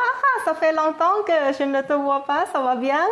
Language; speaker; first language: French; non-native, fluent; Thai